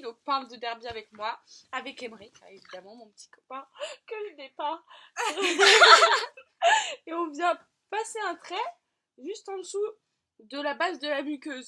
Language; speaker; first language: French; native; French